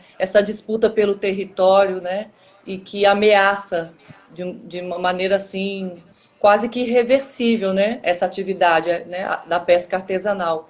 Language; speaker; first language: Portuguese; native; Portuguese